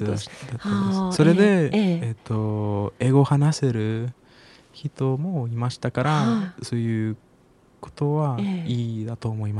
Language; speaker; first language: Japanese; non-native, learner; Spanish